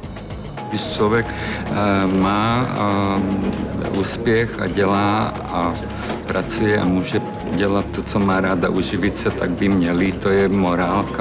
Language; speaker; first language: Czech; non-native, local second language; Slovak